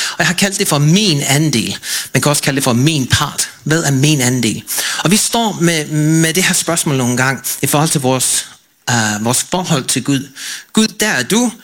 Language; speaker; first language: Danish; non-native, fluent; English